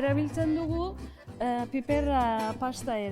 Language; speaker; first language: Basque; non-native, learner; Turkish